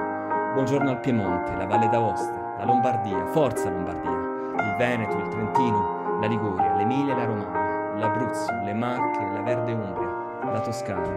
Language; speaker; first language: Italian; native; Italian